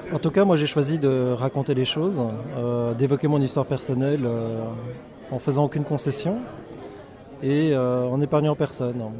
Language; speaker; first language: French; early bilingual, other home language; Korean